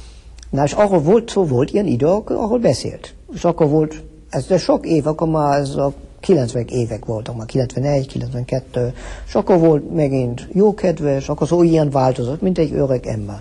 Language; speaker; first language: Hungarian; early bilingual, heritage; Hungarian